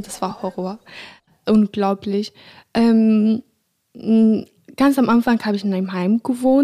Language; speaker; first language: German; non-native, fluent; Arabic